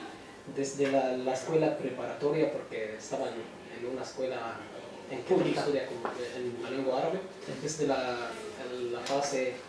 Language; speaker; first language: Spanish; non-native, fluent; Arabic